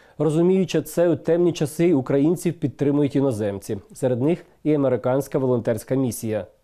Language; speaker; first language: Ukrainian; native; Ukrainian